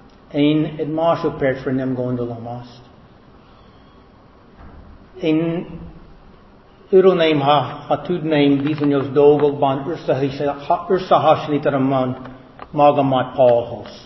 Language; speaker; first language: Hungarian; non-native, fluent; English